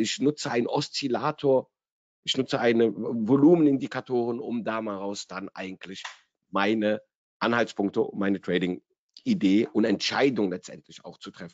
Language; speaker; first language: German; native; German